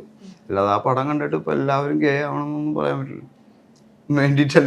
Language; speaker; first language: Malayalam; native; Malayalam